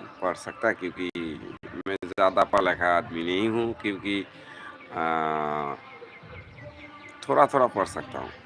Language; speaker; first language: Hindi; non-native, fluent; Bangla